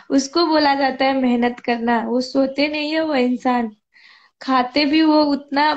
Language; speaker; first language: Hindi; non-native, local second language; Nepali